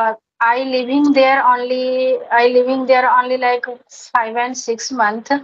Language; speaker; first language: English; non-native, learner; Hindi